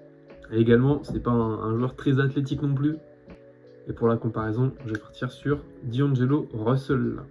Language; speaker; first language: French; native; French